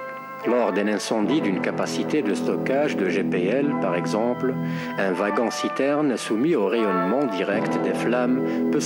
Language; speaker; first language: French; non-native, local second language; Arabic